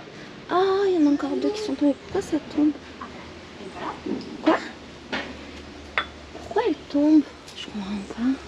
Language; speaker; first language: French; native; French